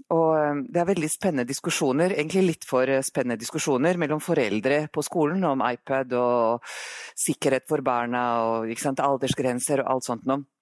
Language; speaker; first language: Norwegian; non-native, fluent; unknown